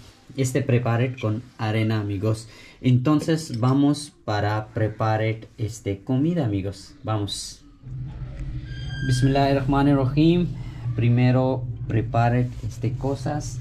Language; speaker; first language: Spanish; non-native, learner; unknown